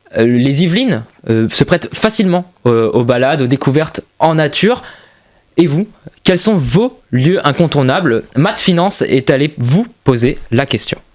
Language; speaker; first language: French; native; French